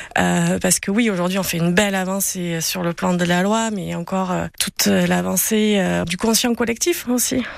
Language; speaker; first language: French; native; French